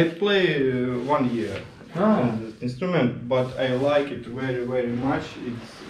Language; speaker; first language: English; non-native, learner; Russian